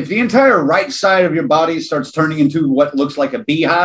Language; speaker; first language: English; native; English